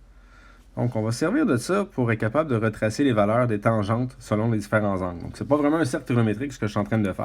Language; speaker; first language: French; native; French